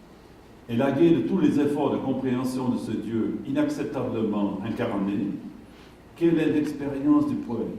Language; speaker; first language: French; native; French